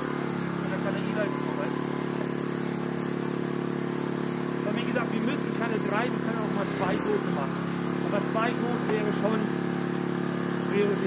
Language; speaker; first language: German; non-native, local second language; Romansh